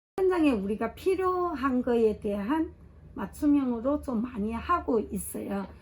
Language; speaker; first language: Korean; non-native, fluent; Chinese